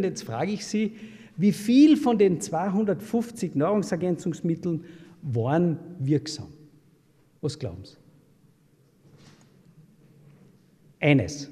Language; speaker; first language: German; native; German